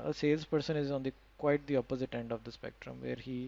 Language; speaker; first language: English; non-native, local second language; Urdu